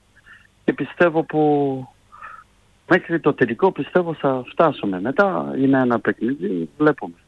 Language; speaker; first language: Greek; non-native, fluent; French